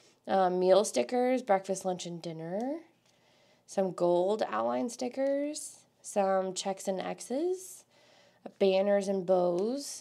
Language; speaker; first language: English; native; English